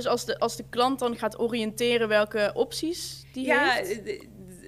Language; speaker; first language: Dutch; native; Dutch